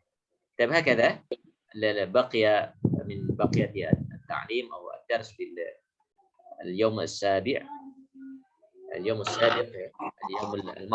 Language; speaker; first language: Arabic; non-native, fluent; Indonesian